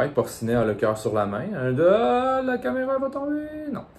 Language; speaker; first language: French; native; French